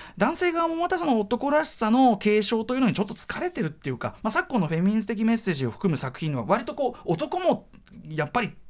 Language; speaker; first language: Japanese; native; Japanese